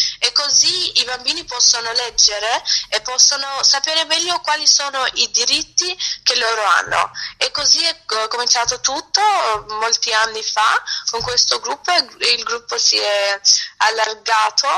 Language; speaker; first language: Italian; non-native, fluent; Albanian